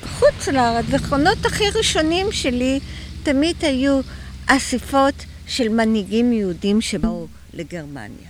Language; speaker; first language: Hebrew; early bilingual, other home language; German